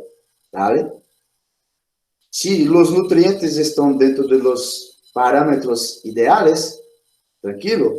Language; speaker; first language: Spanish; non-native, fluent; Portuguese